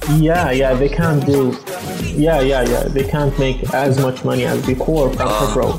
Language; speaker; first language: English; non-native, fluent; Arabic